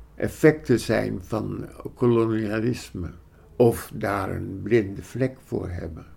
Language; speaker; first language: Dutch; early bilingual, other home language; Indonesian